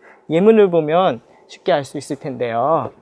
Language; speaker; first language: Korean; native; Korean